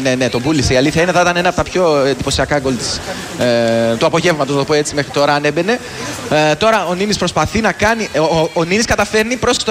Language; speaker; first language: Greek; native; Greek